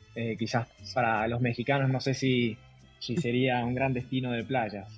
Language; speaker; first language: Spanish; native; Spanish